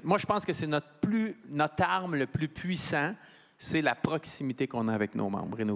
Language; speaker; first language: French; native; French